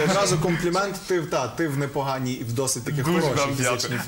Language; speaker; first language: Ukrainian; native; Ukrainian